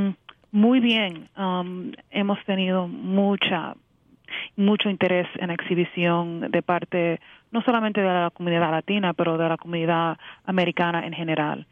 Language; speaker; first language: Spanish; early bilingual, heritage; Spanish